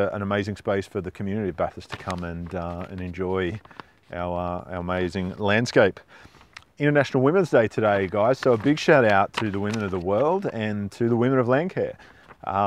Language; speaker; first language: English; native; English